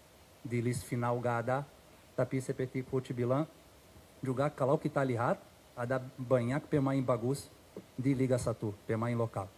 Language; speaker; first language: Indonesian; non-native, fluent; Portuguese